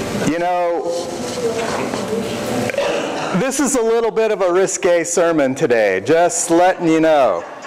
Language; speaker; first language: English; native; English